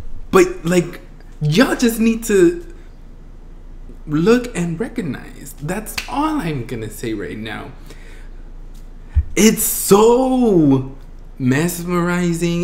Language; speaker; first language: English; native; English